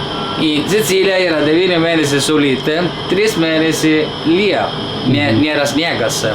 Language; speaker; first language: Lithuanian; non-native, learner; Italian